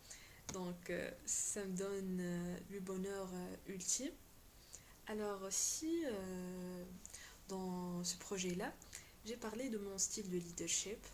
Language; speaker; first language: French; non-native, local second language; Arabic